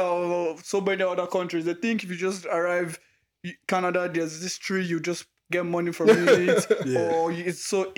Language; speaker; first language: English; non-native, local second language; Igbo